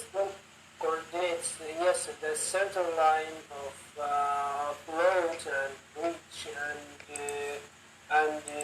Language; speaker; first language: English; non-native, learner; Turkish